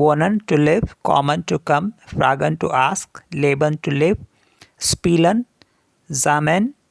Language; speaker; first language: German; non-native, learner; Hindi